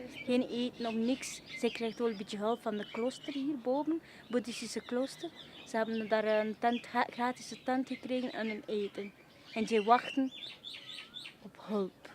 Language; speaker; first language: Dutch; non-native, fluent; Nepali